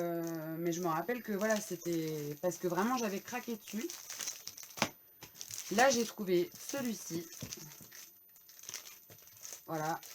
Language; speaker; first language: French; native; French